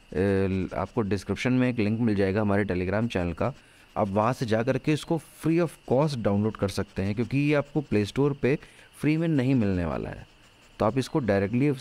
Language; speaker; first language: Hindi; native; Hindi